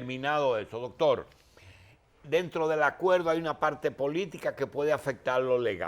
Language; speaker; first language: Spanish; native; Spanish